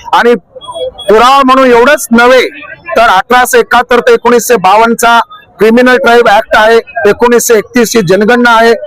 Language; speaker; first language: Marathi; non-native, local second language; Lambadi